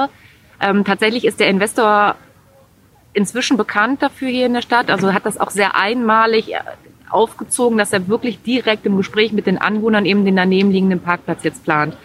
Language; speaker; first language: German; native; German